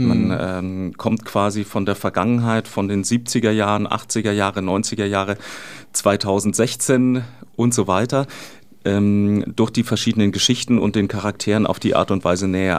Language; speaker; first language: German; native; German